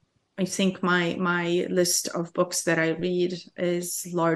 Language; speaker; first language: English; non-native, fluent; Arabic